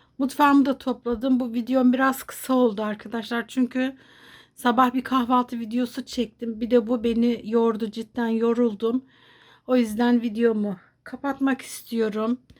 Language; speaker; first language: Turkish; native; Turkish